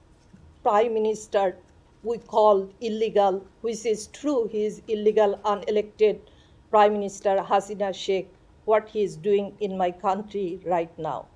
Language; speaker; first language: English; non-native, learner; Bangla